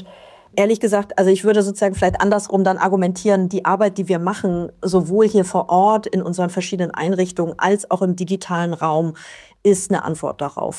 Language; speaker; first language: German; native; German